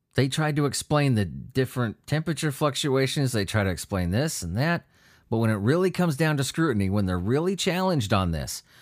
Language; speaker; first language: English; native; English